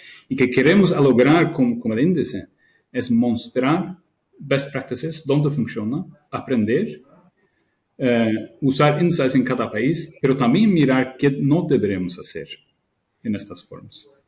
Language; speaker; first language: Spanish; non-native, fluent; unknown